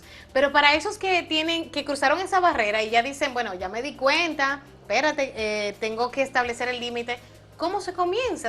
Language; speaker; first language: Spanish; native; Spanish